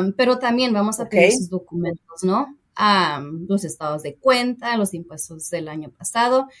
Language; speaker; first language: Spanish; early bilingual, heritage; Spanish